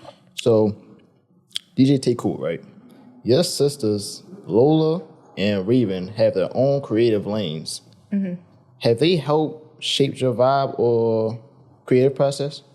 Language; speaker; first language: English; native; English